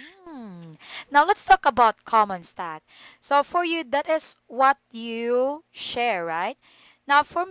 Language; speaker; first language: English; non-native, fluent; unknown